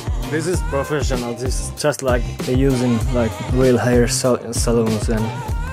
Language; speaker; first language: English; non-native, fluent; Finnish